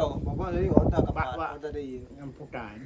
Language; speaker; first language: Turkish; non-native, learner; Indonesian